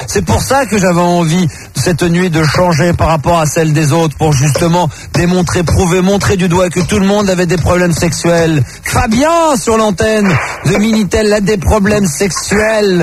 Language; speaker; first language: French; native; French